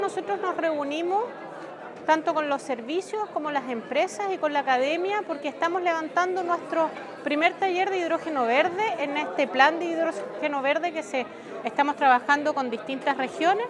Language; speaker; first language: Spanish; native; Spanish